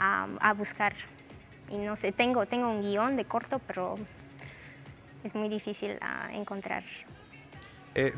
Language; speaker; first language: Spanish; non-native, fluent; Romanian